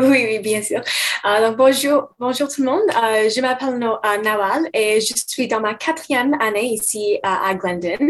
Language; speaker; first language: French; non-native, fluent; English